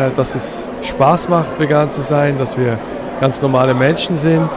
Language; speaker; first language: German; native; German